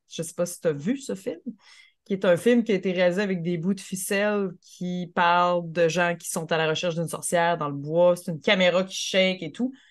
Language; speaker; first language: French; native; French